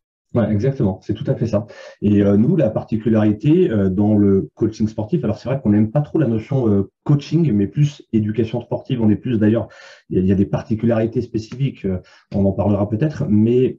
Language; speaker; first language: French; native; French